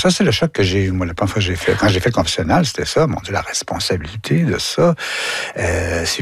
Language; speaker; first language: French; native; French